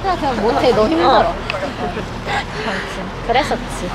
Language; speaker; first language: Korean; native; Korean